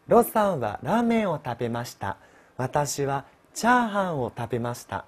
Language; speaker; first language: Japanese; non-native, fluent; Chinese